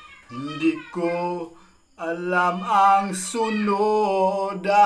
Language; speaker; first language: Filipino; non-native, local second language; Cebuano